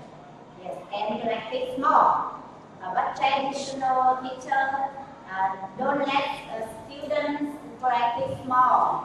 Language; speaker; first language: English; non-native, learner; Vietnamese